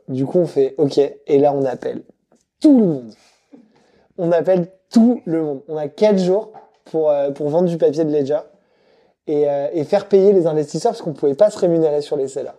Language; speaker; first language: French; native; French